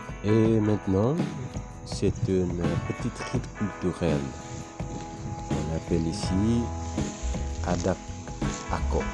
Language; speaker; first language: French; non-native, fluent; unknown